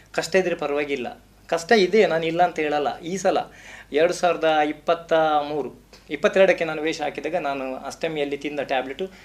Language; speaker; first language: Kannada; non-native, local second language; Tulu